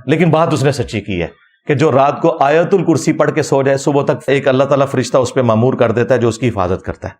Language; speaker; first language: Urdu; non-native, local second language; Punjabi